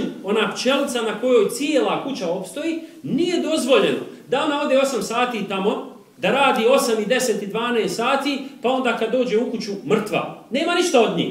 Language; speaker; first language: Serbian; native; Serbian